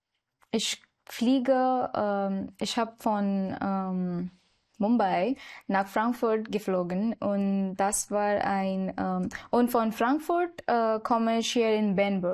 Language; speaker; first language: German; non-native, learner; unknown